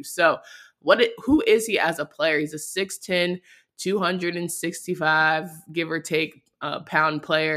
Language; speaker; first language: English; native; English